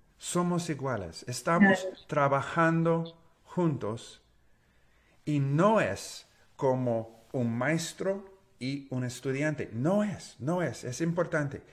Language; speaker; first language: Spanish; non-native, learner; English